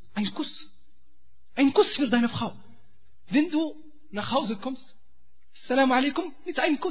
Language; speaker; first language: German; non-native, fluent; Arabic